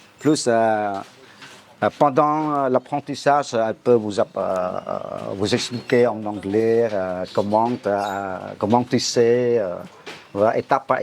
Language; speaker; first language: French; non-native, fluent; Khmer